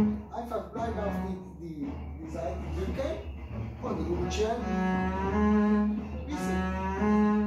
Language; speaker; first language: German; non-native, fluent; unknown